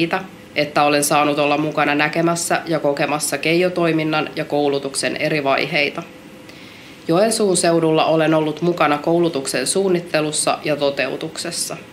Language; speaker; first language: Finnish; native; Finnish